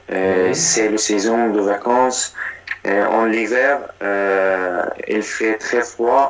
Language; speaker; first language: French; non-native, learner; Arabic